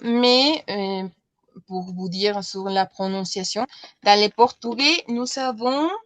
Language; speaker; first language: French; non-native, learner; Spanish